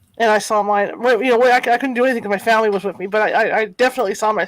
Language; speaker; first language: English; native; English